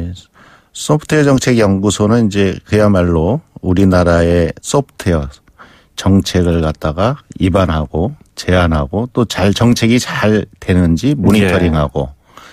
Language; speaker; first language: Korean; native; Korean